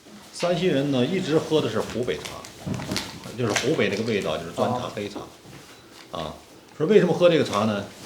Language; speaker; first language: Chinese; native; Chinese